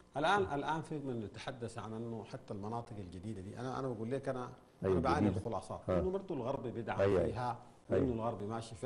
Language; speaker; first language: Arabic; native; Arabic